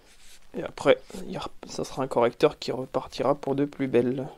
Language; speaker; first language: French; native; French